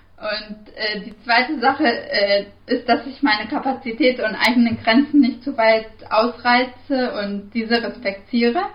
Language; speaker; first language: German; non-native, fluent; Arabic